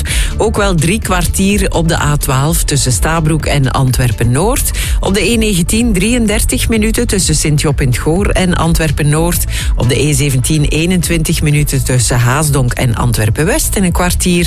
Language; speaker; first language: Dutch; native; Dutch